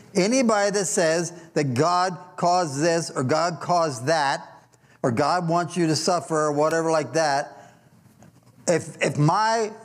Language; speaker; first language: English; native; English